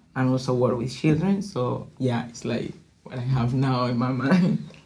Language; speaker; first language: English; non-native, learner; Spanish